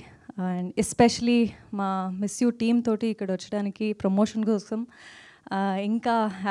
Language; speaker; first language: Telugu; non-native, learner; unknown